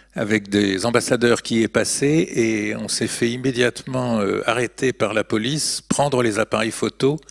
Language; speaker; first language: French; native; French